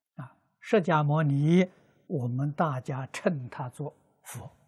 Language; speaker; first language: Chinese; native; Chinese